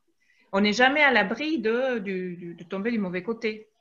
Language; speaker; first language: French; native; French